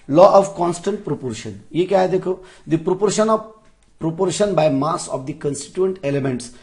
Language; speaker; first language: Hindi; non-native, local second language; Marathi